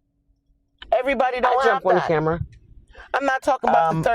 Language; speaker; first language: English; native; English